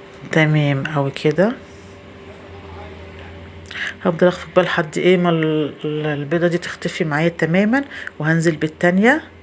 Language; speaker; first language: Arabic; native; Arabic